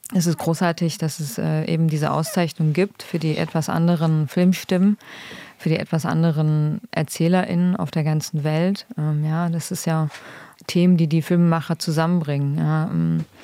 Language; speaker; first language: German; early bilingual, other home language; Kurdish